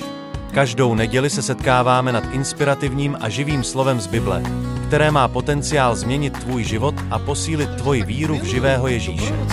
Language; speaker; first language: Czech; native; Czech